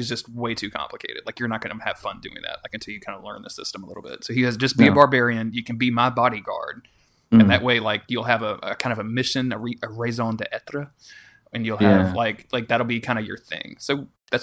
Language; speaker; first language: English; native; English